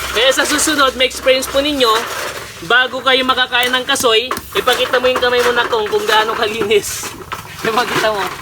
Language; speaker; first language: Filipino; non-native, local second language; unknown